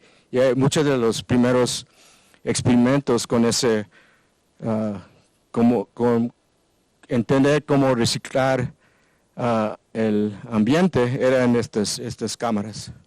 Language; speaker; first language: Spanish; non-native, learner; English